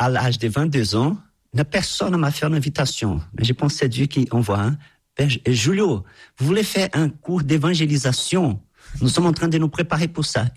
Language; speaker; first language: French; non-native, fluent; Portuguese